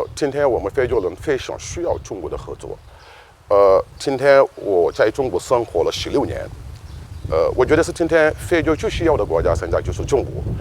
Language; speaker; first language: Chinese; non-native, fluent; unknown